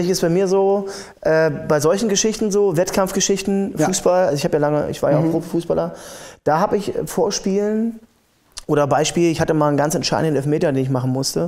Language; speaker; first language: German; native; German